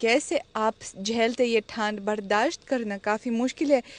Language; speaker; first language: Hindi; non-native, fluent; Russian